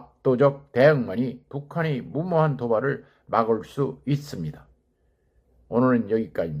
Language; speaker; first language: Korean; native; Korean